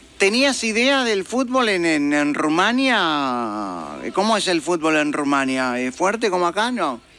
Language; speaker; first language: Spanish; native; Spanish